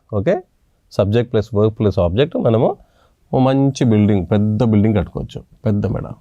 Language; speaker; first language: Telugu; non-native, local second language; English